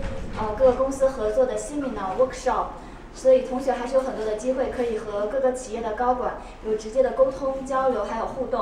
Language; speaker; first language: Chinese; native; Chinese